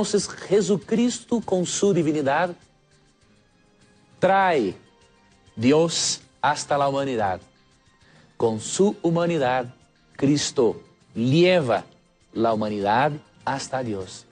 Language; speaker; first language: Spanish; non-native, fluent; Portuguese